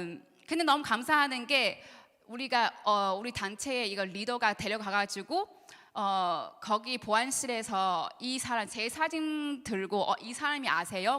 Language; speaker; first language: Korean; non-native, learner; Chinese